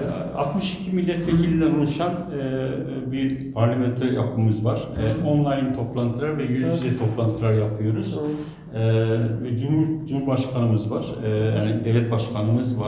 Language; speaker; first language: Turkish; native; Turkish